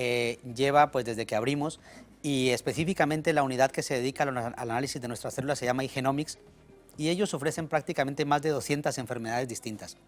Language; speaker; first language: Spanish; native; Spanish